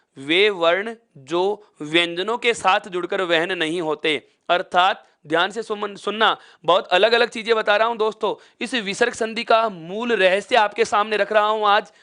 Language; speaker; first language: Hindi; native; Hindi